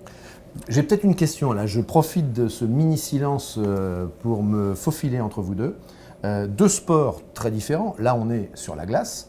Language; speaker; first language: French; native; French